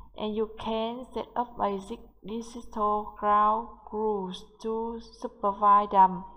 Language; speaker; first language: English; non-native, learner; Vietnamese